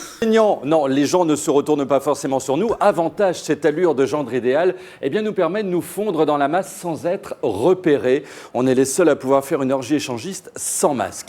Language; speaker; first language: French; native; French